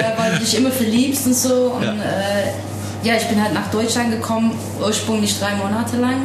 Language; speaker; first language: German; non-native, fluent; English